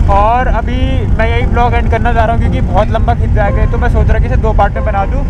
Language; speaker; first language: Hindi; native; Hindi